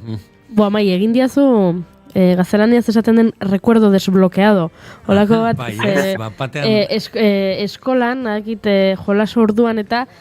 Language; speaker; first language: Basque; native; Basque